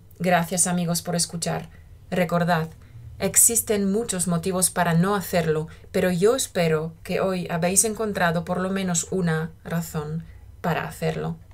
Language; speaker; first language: Spanish; native; Spanish